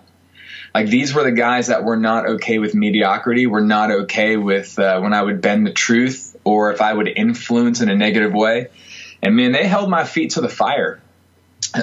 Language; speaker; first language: English; native; English